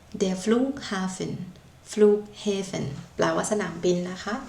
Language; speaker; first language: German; non-native, learner; Thai